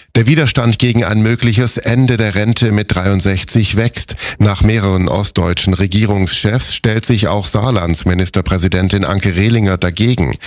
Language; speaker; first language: German; early bilingual, other home language; Italian